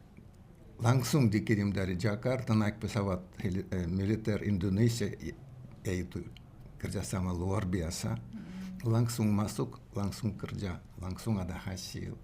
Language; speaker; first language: Indonesian; non-native, learner; Russian